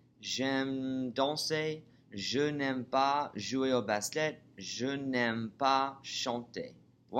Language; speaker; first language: French; non-native, fluent; English